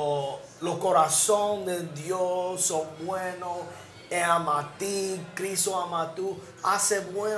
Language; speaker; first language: Spanish; non-native, learner; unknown